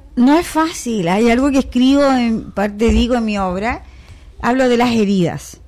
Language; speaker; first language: Spanish; native; Spanish